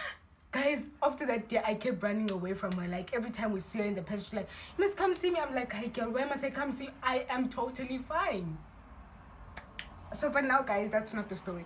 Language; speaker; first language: English; non-native, local second language; Xhosa